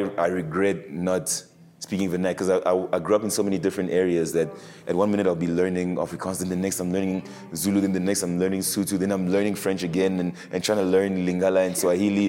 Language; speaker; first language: English; early bilingual, other home language; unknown